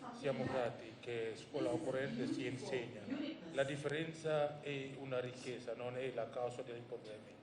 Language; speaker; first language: Italian; non-native, fluent; Indonesian